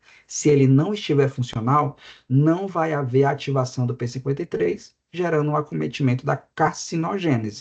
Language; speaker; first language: Portuguese; native; Portuguese